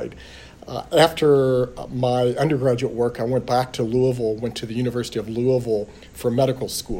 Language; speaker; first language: English; native; English